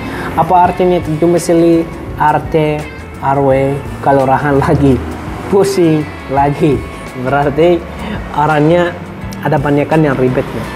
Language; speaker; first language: Indonesian; non-native, fluent; Arabic